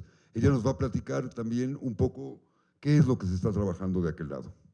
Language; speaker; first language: Spanish; native; Spanish